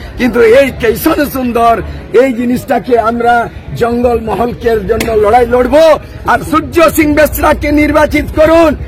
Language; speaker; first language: Bangla; non-native, local second language; Santali